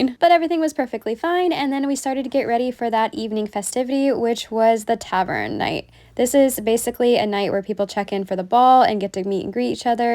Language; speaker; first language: English; native; English